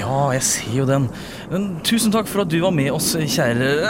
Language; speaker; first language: Norwegian; native; Norwegian